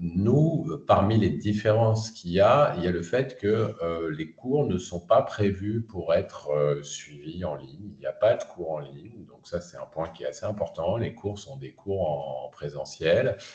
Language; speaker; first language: French; native; French